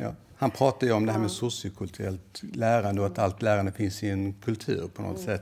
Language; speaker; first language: Swedish; native; Swedish